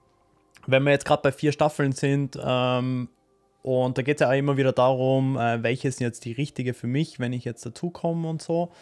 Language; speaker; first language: German; native; German